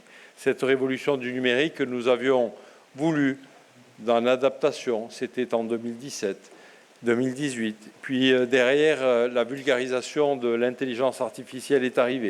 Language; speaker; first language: French; native; French